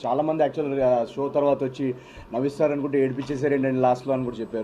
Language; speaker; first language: Telugu; native; Telugu